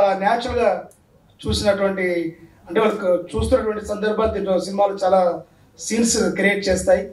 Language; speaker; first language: Telugu; native; Telugu